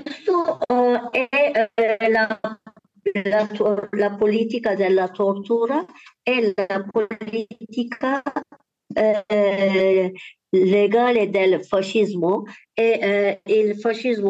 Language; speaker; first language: Italian; non-native, learner; Turkish